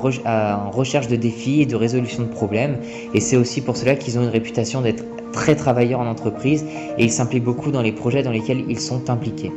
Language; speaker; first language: French; native; French